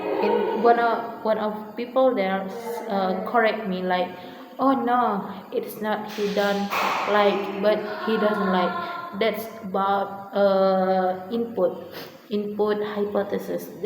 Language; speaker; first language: English; non-native, learner; Indonesian